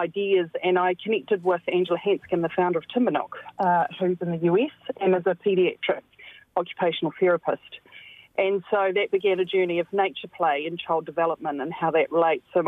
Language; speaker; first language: English; native; English